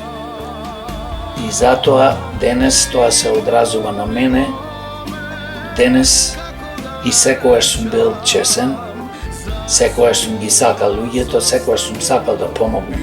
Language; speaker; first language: Macedonian; native; Macedonian